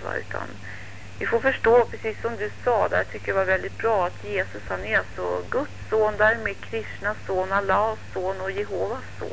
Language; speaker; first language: Swedish; native; Swedish